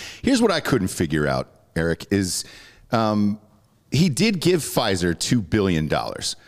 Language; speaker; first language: English; native; English